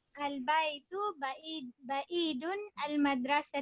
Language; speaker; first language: Arabic; non-native, learner; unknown